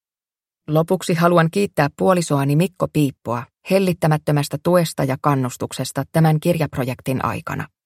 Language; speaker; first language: Finnish; native; Finnish